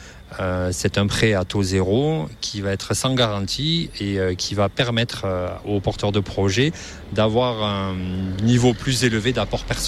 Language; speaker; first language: French; native; French